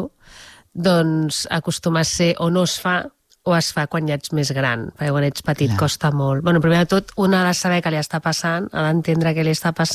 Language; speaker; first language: Catalan; native; Catalan